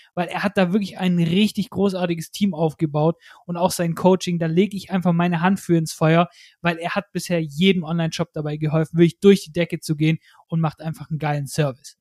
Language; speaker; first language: German; native; German